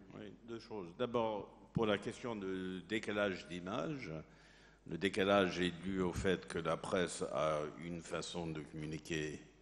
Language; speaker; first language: French; non-native, fluent; English